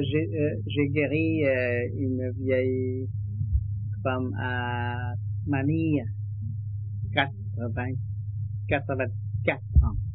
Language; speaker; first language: French; non-native, learner; Vietnamese